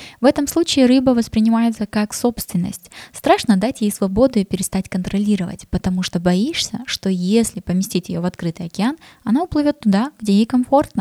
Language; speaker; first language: Russian; native; Russian